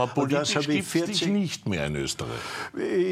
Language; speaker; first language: German; native; German